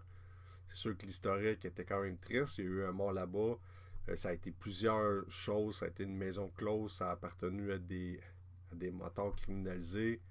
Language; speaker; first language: French; native; French